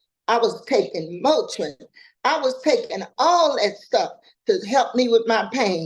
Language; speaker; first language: English; native; English